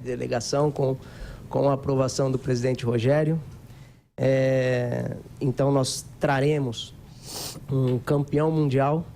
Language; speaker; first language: Portuguese; native; Portuguese